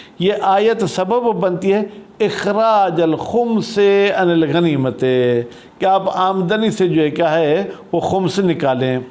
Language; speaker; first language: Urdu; non-native, local second language; Sindhi